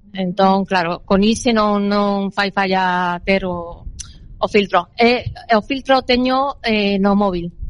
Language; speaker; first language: Galician; non-native, local second language; Spanish